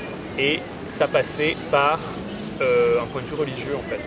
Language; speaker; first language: French; native; French